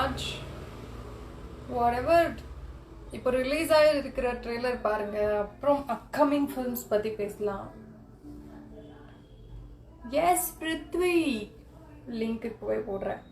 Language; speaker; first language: Tamil; non-native, local second language; Kannada